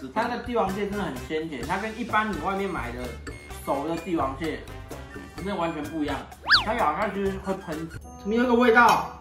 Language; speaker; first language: Chinese; native; Chinese